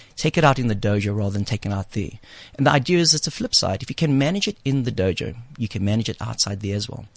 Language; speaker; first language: English; native; English